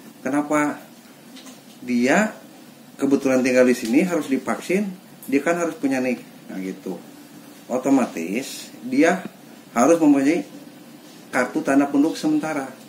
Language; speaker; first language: Indonesian; native; Indonesian